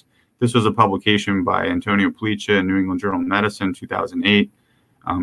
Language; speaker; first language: English; native; English